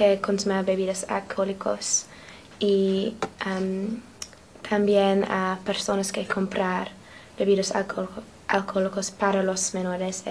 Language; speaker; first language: Spanish; non-native, learner; English